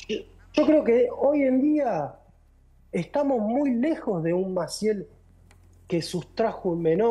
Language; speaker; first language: Spanish; native; Spanish